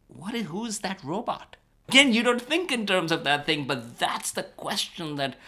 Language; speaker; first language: English; non-native, local second language; Urdu